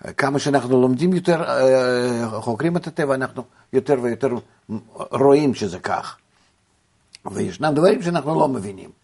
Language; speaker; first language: Hebrew; non-native, fluent; Russian